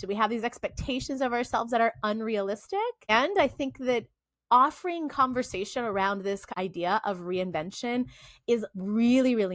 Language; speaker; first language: English; native; English